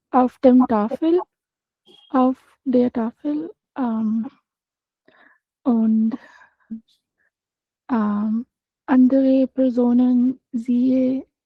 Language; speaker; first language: German; non-native, learner; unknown